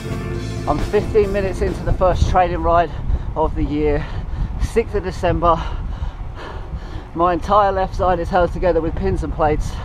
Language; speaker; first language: English; native; English